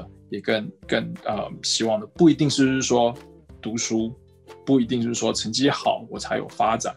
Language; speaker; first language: Chinese; native; Chinese